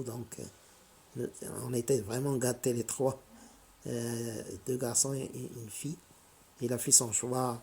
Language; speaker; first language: French; non-native, local second language; Arabic